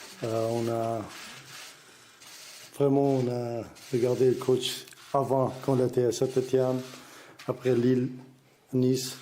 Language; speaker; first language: French; non-native, learner; Arabic